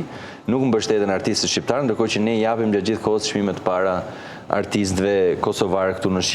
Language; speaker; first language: Albanian; native; Albanian